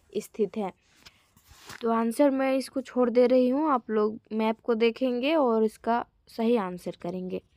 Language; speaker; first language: Hindi; native; Hindi